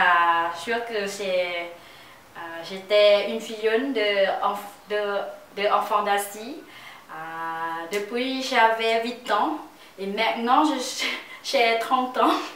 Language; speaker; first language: French; non-native, learner; Lao